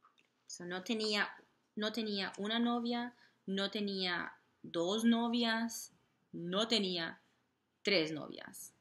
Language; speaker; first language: Spanish; non-native, fluent; English